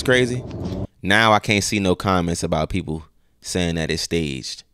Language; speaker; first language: English; native; English